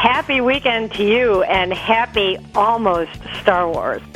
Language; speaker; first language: English; native; English